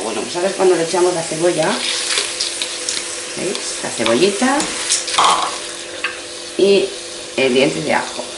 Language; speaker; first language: Spanish; native; Spanish